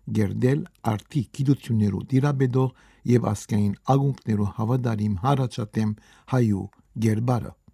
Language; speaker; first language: Armenian; native; Armenian